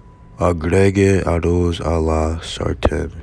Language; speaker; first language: Spanish; non-native, learner; English